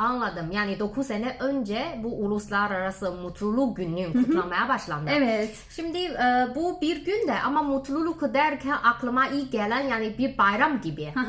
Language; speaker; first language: Turkish; non-native, learner; Chinese